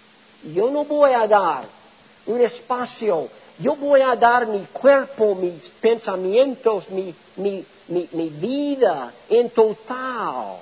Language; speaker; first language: Spanish; non-native, learner; English